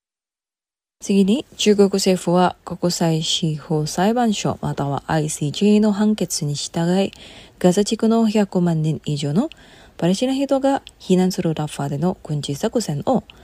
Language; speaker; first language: Japanese; non-native, fluent; Indonesian